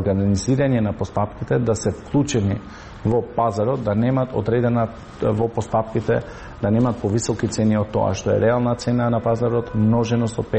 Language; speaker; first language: Macedonian; non-native, local second language; Albanian